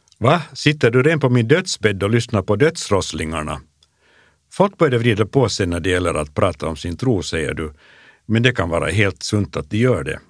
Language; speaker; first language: Swedish; native; Swedish